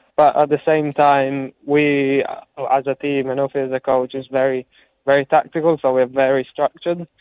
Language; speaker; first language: English; early bilingual, heritage; English